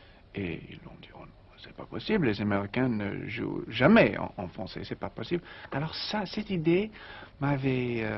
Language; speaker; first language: French; non-native, learner; English